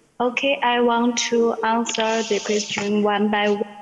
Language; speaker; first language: English; non-native, fluent; Chinese